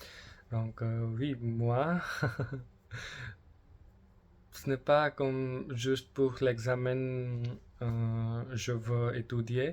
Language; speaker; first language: French; non-native, learner; English